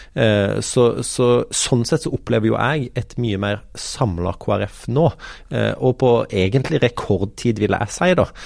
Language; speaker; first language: Norwegian; native; Norwegian